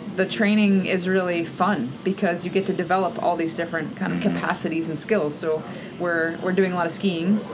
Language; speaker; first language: English; native; English